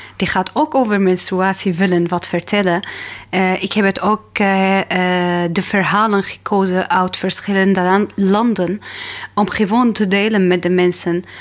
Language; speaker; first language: Dutch; non-native, fluent; Arabic